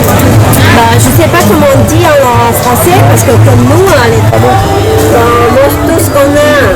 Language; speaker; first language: French; non-native, fluent; Khmer